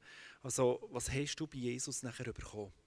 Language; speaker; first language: German; native; German